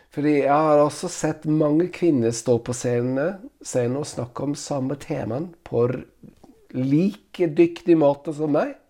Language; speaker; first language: Norwegian; non-native, fluent; English